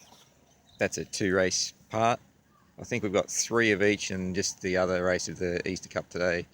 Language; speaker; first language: English; native; English